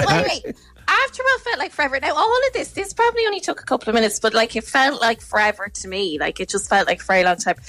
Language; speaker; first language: English; native; English